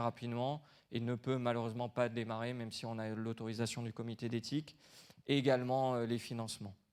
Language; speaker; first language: French; native; French